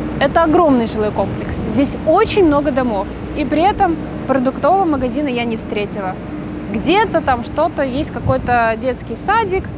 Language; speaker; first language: Russian; native; Russian